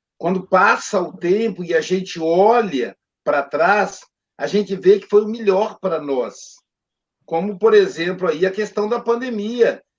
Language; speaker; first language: Portuguese; native; Portuguese